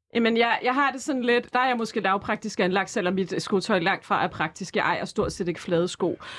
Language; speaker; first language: Danish; native; Danish